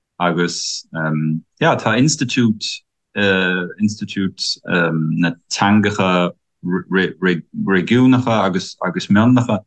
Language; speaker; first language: Irish; non-native, learner; German